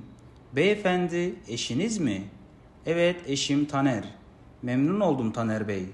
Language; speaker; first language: Turkish; non-native, fluent; Kazakh